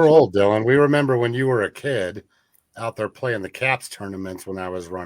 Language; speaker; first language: English; native; English